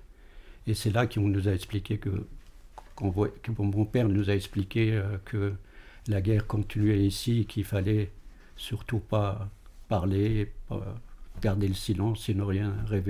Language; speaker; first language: French; early bilingual, other home language; Arabic